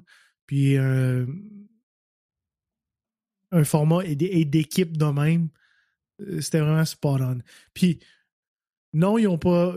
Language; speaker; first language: French; native; French